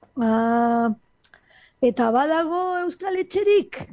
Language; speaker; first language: Basque; non-native, learner; Spanish